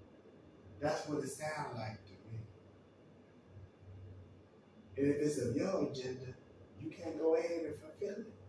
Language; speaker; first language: English; native; English